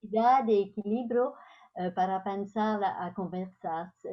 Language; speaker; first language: Spanish; non-native, learner; French